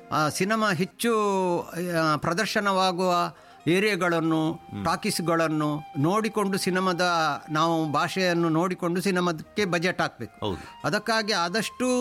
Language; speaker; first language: Kannada; non-native, local second language; Tulu